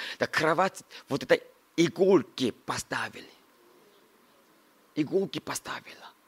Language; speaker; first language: Russian; non-native, learner; Korean